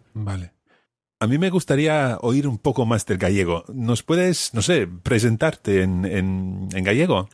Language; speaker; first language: Spanish; non-native, fluent; English